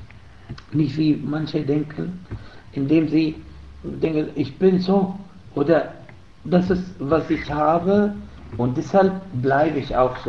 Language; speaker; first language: German; non-native, fluent; Arabic